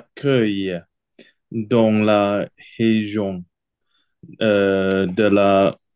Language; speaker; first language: French; non-native, learner; Chinese